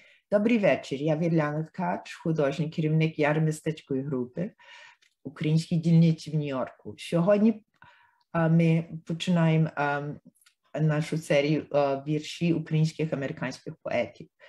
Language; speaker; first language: Ukrainian; early bilingual, heritage; Ukrainian